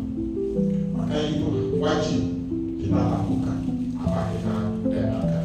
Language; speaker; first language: Indonesian; non-native, fluent; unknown